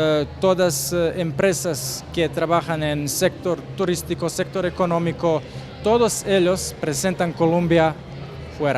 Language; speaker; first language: Spanish; non-native, learner; Croatian